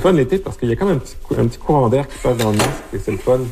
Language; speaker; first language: French; native; French